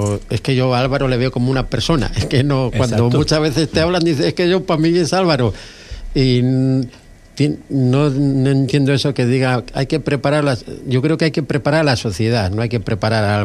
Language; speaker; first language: Spanish; native; Spanish